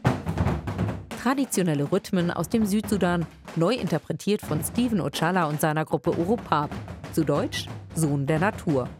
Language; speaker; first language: German; native; German